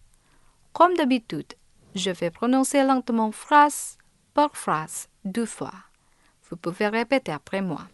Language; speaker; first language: French; non-native, fluent; Indonesian